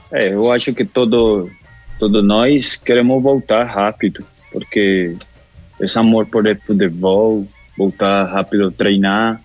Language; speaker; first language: Portuguese; non-native, local second language; Spanish